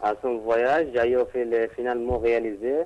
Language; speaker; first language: French; non-native, learner; Arabic